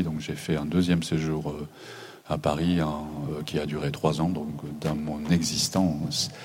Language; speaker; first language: French; non-native, fluent; Japanese